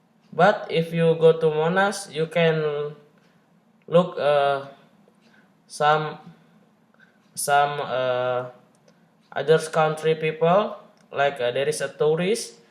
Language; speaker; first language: English; non-native, learner; Indonesian